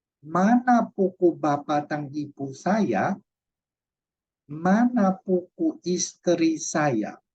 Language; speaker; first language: Indonesian; non-native, fluent; Chinese